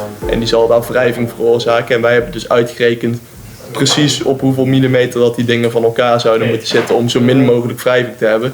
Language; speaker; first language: Dutch; native; Dutch